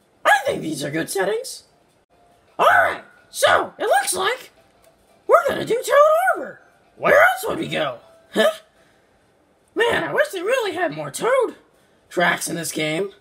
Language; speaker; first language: English; native; English